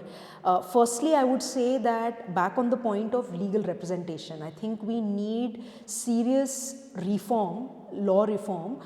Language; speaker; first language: English; non-native, local second language; Hindi